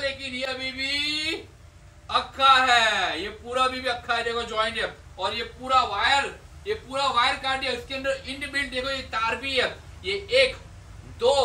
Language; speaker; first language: Hindi; non-native, local second language; Gujarati